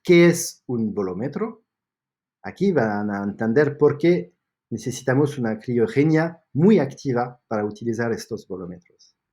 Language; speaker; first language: Spanish; non-native, fluent; French